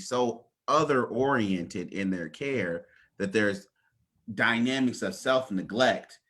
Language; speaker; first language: English; native; English